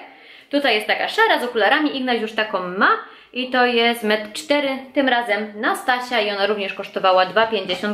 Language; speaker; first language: Polish; native; Polish